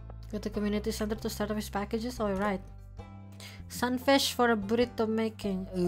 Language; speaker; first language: English; non-native, fluent; Indonesian